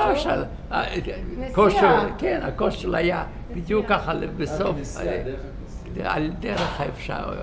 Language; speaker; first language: Hebrew; non-native, fluent; Yiddish